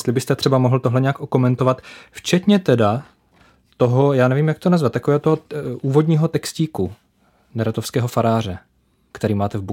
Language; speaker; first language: Czech; native; Czech